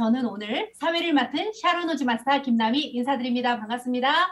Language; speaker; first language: Korean; native; Korean